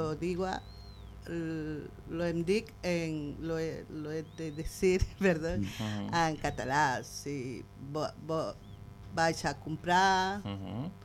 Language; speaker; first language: Catalan; non-native, learner; Spanish